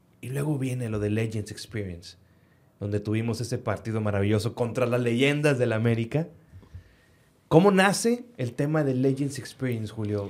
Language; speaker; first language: Spanish; native; Spanish